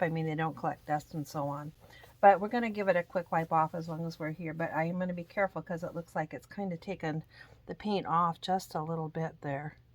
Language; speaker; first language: English; native; English